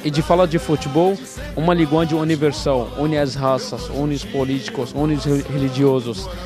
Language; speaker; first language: Portuguese; non-native, fluent; Arabic